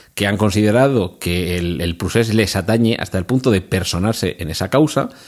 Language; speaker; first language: Spanish; native; Spanish